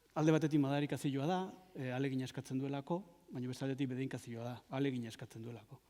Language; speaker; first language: Basque; native; Basque